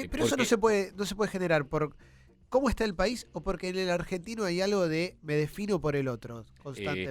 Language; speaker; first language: Spanish; native; Spanish